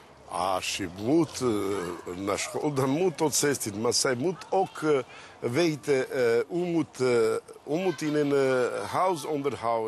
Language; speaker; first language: Dutch; non-native, learner; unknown